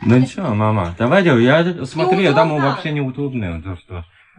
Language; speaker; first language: Russian; non-native, learner; Chinese